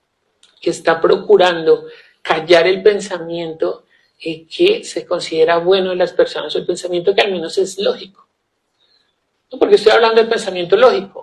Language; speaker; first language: Spanish; native; Spanish